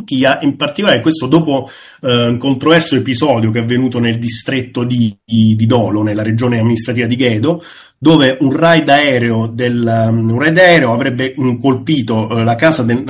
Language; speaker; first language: Italian; native; Italian